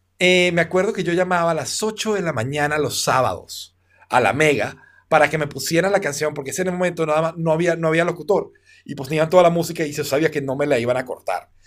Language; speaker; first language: Spanish; native; Spanish